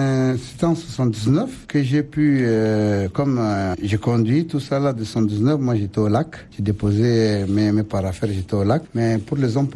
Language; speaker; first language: French; non-native, local second language; Arabic